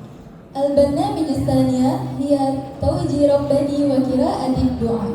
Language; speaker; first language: Arabic; non-native, learner; Indonesian